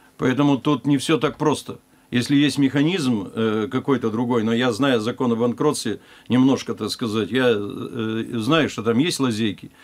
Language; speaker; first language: Russian; native; Russian